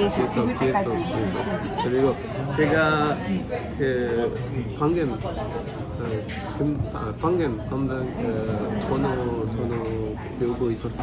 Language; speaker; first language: Korean; non-native, learner; French